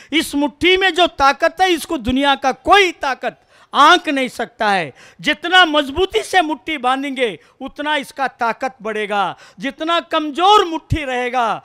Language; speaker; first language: Hindi; non-native, local second language; Kannada